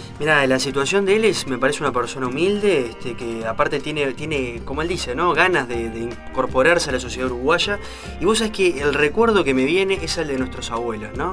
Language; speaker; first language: Spanish; native; Spanish